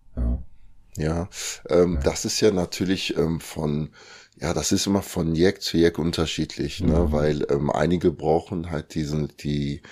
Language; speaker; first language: German; early bilingual, other home language; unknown